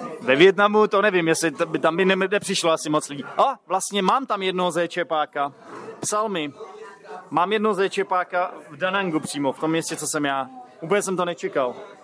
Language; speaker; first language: Czech; native; Czech